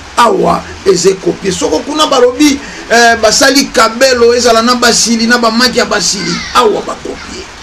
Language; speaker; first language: Lingala; native; Lingala